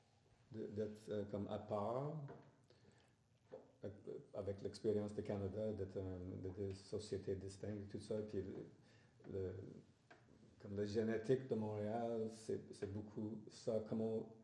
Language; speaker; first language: French; non-native, fluent; English